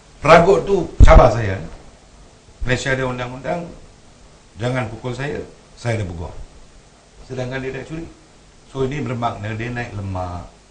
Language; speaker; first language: Malay; non-native, local second language; Tamil